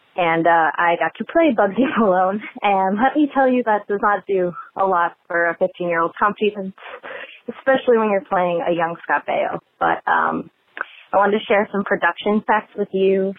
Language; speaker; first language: English; native; English